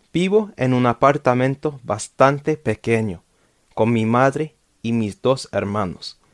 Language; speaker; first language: Spanish; non-native, fluent; English